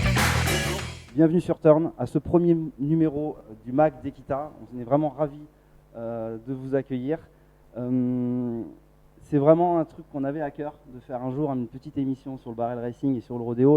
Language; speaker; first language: French; native; French